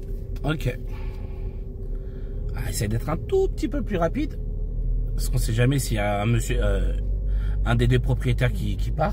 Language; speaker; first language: French; native; French